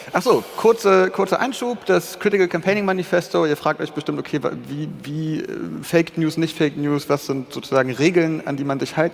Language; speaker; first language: German; native; German